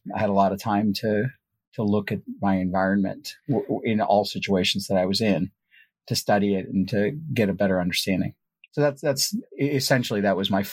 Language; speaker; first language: English; native; English